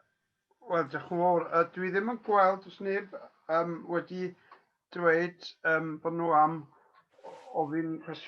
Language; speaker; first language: Welsh; native; Welsh